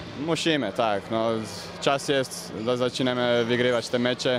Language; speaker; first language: Polish; non-native, fluent; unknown